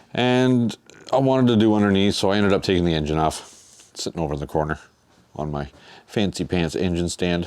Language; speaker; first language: English; native; English